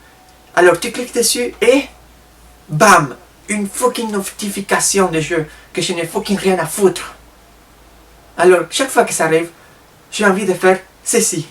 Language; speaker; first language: French; native; French